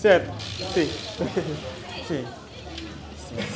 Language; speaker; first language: Portuguese; non-native, fluent; Vietnamese